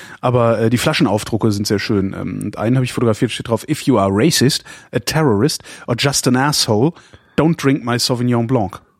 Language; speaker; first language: German; native; German